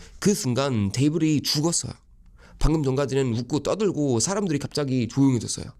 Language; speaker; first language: Korean; non-native, fluent; Swedish